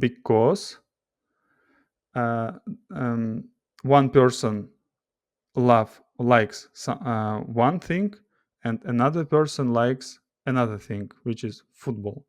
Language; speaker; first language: English; non-native, fluent; Russian